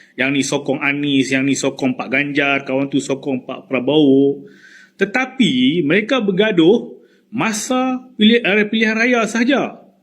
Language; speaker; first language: Malay; native; Malay